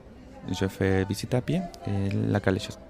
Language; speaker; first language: French; non-native, fluent; Spanish